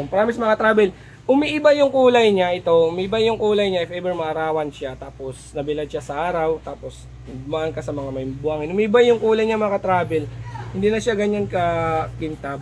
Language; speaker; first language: Filipino; non-native, local second language; Waray